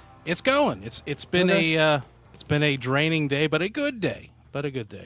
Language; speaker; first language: English; native; English